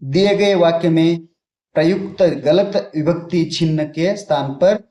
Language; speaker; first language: Hindi; non-native, local second language; Kannada